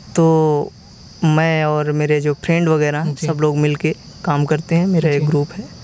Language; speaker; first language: Hindi; native; Hindi